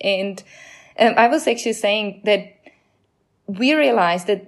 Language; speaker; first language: English; non-native, fluent; Czech